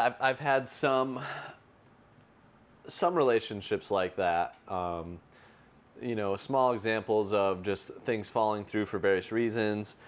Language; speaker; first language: English; native; English